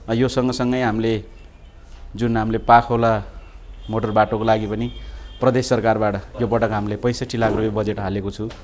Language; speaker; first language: Nepali; non-native, local second language; Eastern Tamang